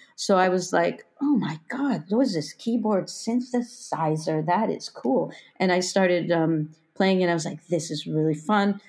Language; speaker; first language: English; native; English